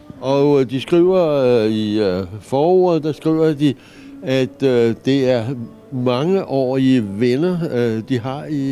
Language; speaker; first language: Danish; native; Danish